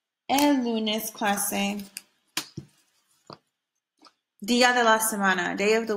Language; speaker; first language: Spanish; non-native, fluent; English